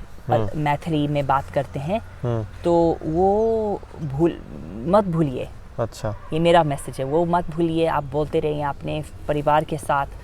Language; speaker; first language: Hindi; non-native, fluent; English